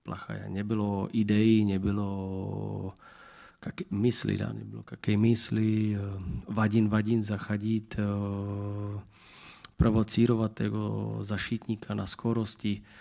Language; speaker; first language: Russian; non-native, learner; Czech